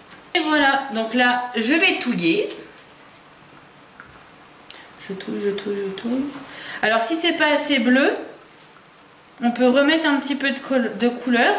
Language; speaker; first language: French; native; French